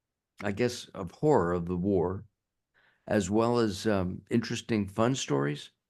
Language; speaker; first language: English; native; English